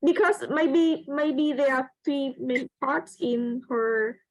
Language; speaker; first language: English; non-native, fluent; Vietnamese